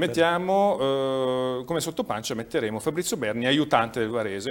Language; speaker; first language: Italian; native; Italian